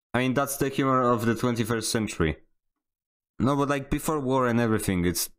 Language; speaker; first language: English; non-native, fluent; Polish